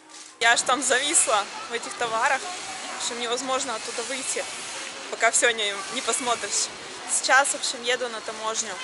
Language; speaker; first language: Russian; native; Russian